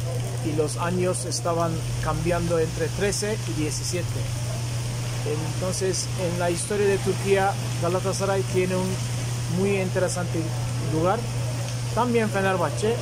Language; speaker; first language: Spanish; non-native, fluent; Turkish